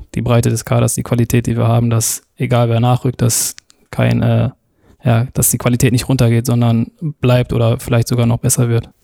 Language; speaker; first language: German; native; German